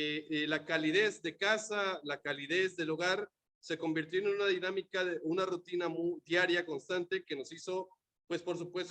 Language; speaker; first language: Spanish; native; Spanish